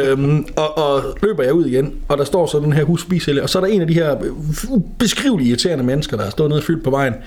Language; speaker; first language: Danish; native; Danish